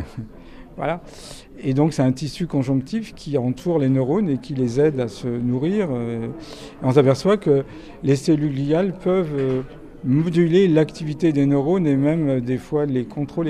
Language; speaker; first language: French; native; French